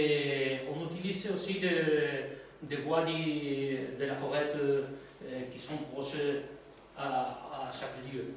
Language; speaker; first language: French; non-native, learner; Spanish